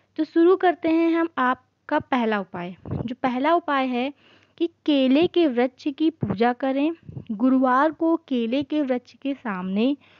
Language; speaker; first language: Hindi; native; Hindi